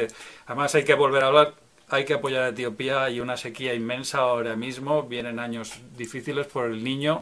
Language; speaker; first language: Spanish; native; Spanish